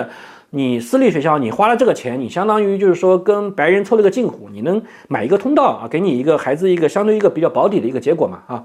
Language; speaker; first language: Chinese; native; Chinese